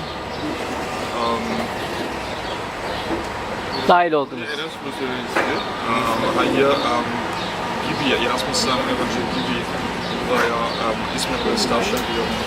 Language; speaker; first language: Turkish; non-native, learner; German